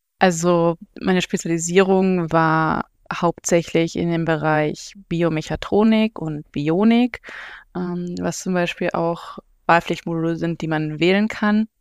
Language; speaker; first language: German; native; German